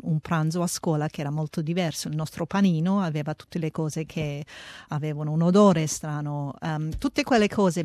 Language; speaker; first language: Italian; early bilingual, heritage; Italian